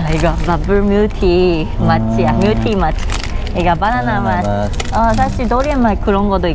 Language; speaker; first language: Korean; non-native, learner; Thai